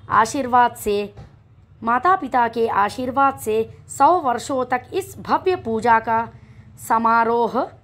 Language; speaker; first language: Hindi; non-native, local second language; Telugu